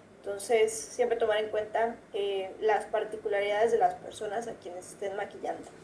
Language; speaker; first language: Spanish; native; Spanish